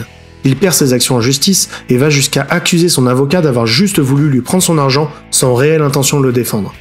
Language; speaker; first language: French; native; French